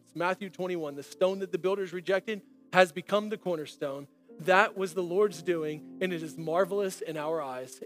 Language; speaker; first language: English; native; English